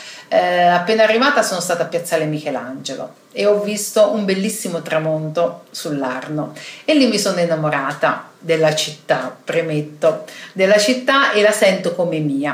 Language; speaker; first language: Italian; native; Italian